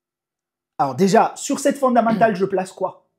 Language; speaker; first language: French; native; French